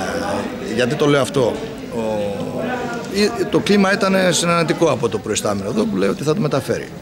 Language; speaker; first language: Greek; native; Greek